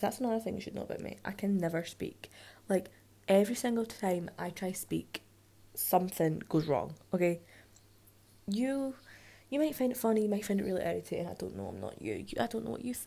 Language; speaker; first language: English; native; English